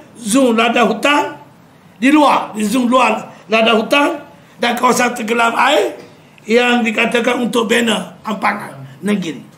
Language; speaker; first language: Malay; native; Malay